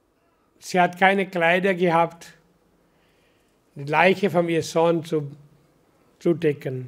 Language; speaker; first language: German; non-native, learner; Hindi